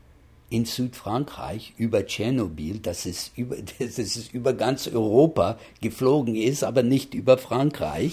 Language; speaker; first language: German; non-native, fluent; English